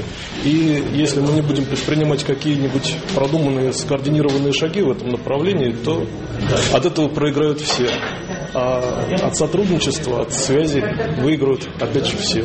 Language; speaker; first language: Russian; native; Russian